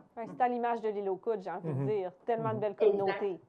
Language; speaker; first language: French; native; French